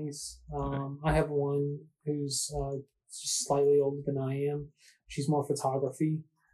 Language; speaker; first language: English; native; English